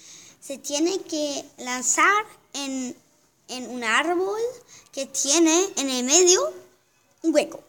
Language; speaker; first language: Spanish; non-native, learner; German